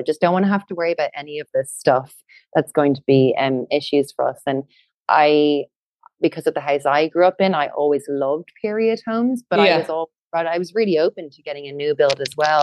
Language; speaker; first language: English; native; English